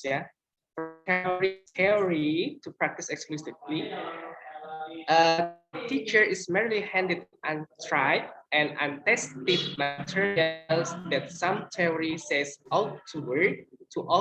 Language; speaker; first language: English; non-native, learner; Indonesian